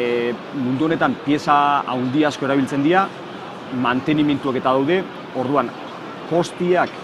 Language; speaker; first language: Basque; native; Basque